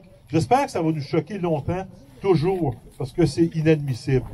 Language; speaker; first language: French; native; French